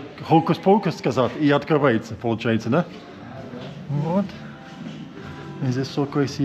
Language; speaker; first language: Russian; non-native, learner; English